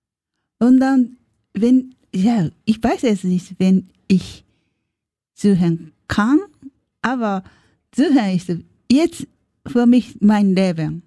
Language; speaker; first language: German; non-native, learner; Japanese